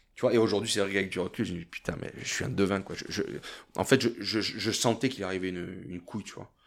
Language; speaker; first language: French; native; French